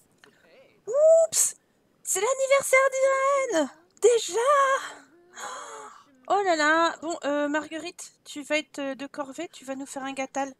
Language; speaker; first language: French; native; French